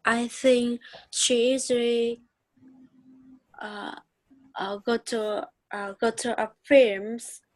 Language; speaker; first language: English; non-native, learner; Vietnamese